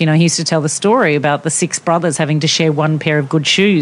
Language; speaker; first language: English; non-native, local second language; Italian